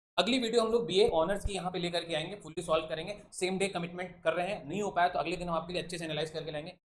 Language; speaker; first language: Hindi; native; Hindi